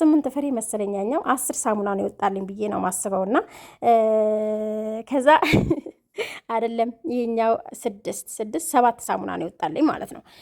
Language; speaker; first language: Amharic; native; Amharic